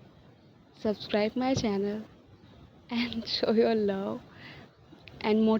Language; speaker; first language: English; non-native, learner; Hindi